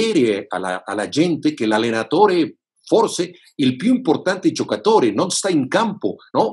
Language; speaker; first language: Italian; non-native, fluent; Spanish